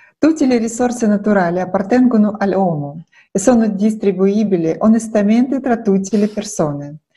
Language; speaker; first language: Italian; non-native, fluent; Russian